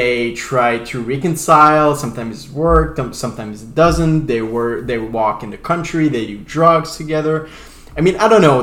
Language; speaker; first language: English; non-native, fluent; French